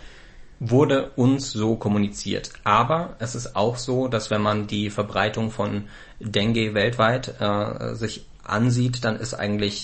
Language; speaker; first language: German; native; German